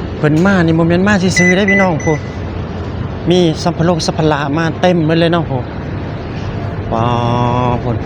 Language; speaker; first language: Thai; non-native, local second language; Lao